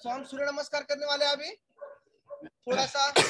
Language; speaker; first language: Hindi; non-native, local second language; Marathi